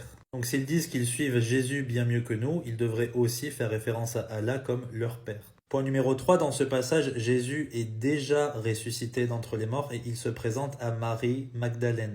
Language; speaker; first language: French; native; French